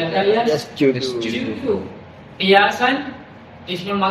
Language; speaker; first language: Arabic; non-native, fluent; Malay